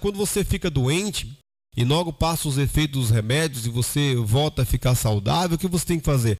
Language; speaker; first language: Portuguese; native; Portuguese